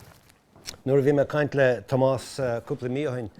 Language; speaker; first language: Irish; non-native, local second language; English